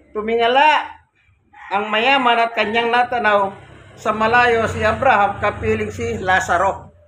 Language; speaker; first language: Filipino; non-native, local second language; Pampanga